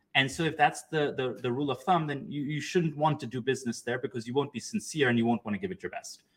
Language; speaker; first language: English; non-native, local second language; Urdu